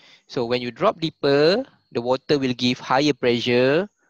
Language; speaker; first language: English; non-native, local second language; Malay